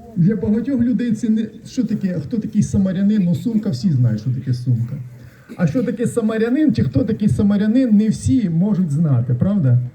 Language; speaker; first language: Ukrainian; non-native, local second language; Russian